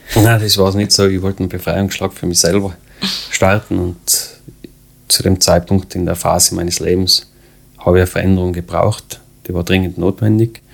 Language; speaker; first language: German; early bilingual, other home language; Croatian